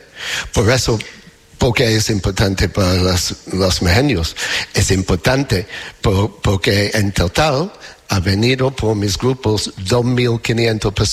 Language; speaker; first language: Spanish; non-native, fluent; English